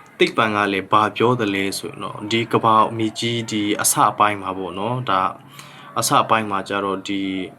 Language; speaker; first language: Burmese; non-native, local second language; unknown